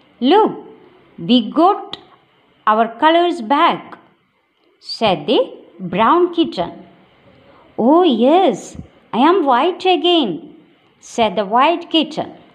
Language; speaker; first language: English; non-native, local second language; Malayalam